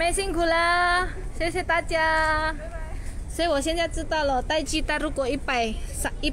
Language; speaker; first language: Chinese; non-native, learner; Javanese